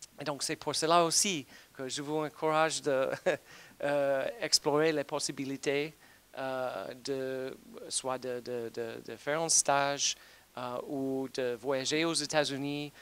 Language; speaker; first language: French; non-native, fluent; English